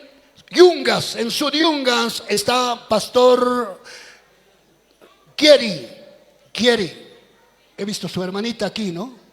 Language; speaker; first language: Spanish; native; Spanish